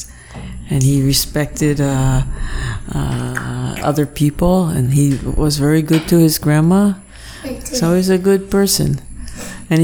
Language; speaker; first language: English; native; English